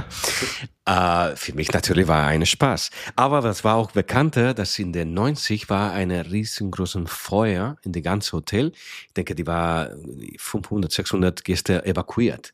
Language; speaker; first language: German; non-native, fluent; Spanish